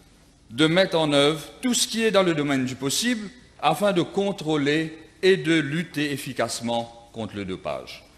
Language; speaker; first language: French; non-native, local second language; Morisyen